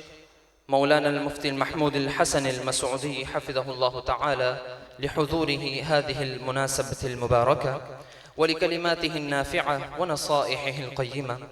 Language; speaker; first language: Arabic; non-native, learner; Urdu